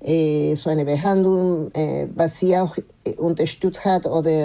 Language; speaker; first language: German; non-native, fluent; Spanish